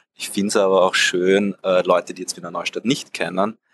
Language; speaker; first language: German; native; German